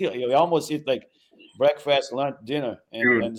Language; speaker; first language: English; non-native, fluent; Portuguese